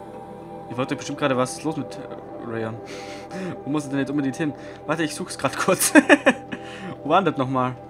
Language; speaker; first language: German; native; German